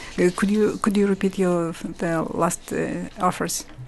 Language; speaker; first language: English; non-native, learner; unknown